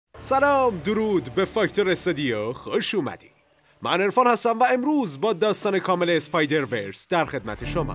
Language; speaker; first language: Persian; native; Persian